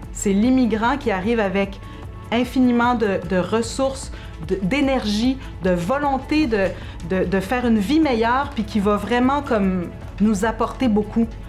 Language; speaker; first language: French; native; French